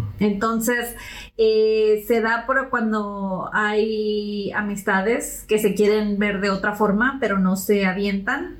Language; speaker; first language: Spanish; early bilingual, heritage; Spanish